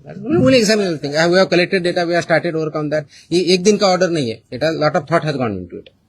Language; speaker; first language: Hindi; non-native, local second language; Marathi